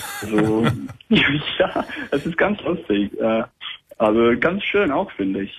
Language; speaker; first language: German; non-native, fluent; English